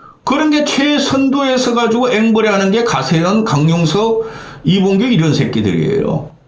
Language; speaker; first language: Korean; native; Korean